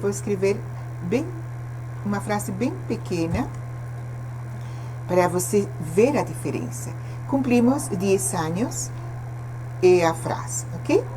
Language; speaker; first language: Portuguese; non-native, fluent; Spanish